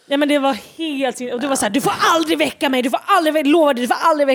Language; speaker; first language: Swedish; native; Swedish